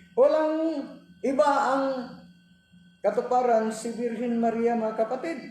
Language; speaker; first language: Filipino; non-native, local second language; Cebuano